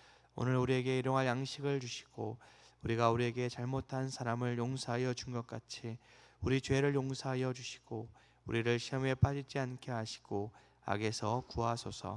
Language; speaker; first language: Korean; native; Korean